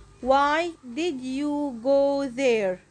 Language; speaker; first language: English; non-native, fluent; Arabic